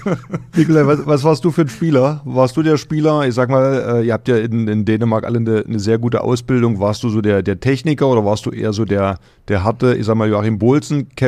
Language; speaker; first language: German; native; German